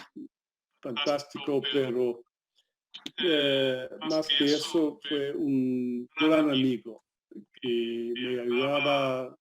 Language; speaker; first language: Spanish; non-native, fluent; English